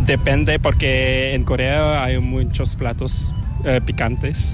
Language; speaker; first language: Spanish; non-native, fluent; Korean